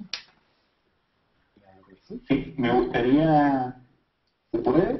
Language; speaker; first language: Spanish; native; Spanish